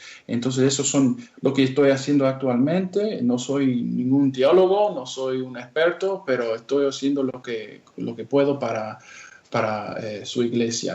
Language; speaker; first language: Spanish; non-native, fluent; English